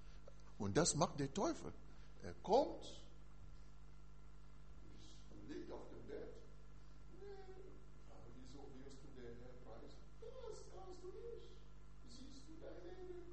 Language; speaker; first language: German; non-native, learner; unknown